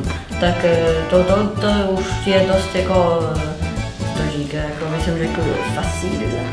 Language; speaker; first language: Czech; non-native, learner; French